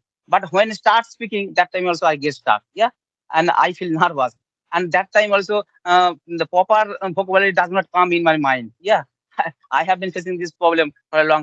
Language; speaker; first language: English; non-native, learner; Bangla